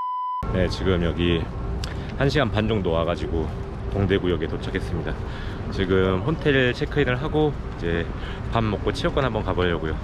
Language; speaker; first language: Korean; native; Korean